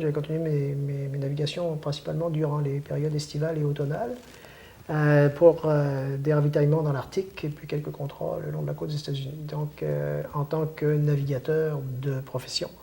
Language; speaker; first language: French; native; French